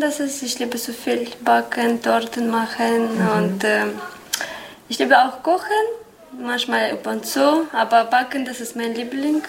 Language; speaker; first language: German; non-native, learner; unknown